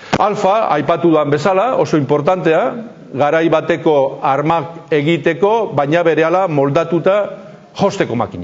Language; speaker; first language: Basque; native; Basque